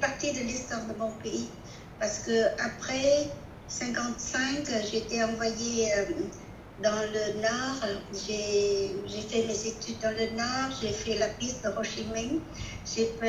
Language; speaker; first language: French; non-native, local second language; Vietnamese